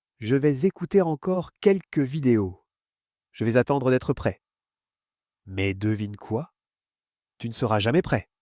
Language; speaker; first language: French; non-native, fluent; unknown